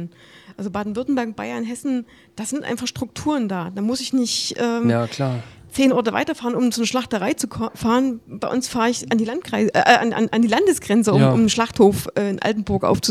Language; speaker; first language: German; native; German